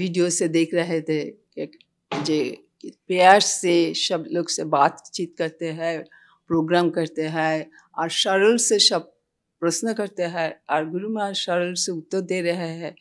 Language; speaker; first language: Hindi; non-native, local second language; Bangla